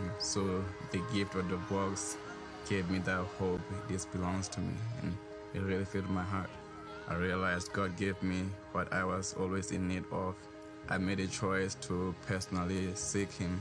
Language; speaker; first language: English; non-native, local second language; Southern Sotho